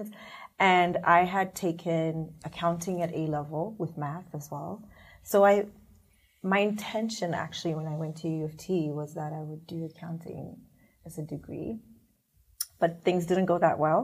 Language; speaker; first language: English; non-native, local second language; Shona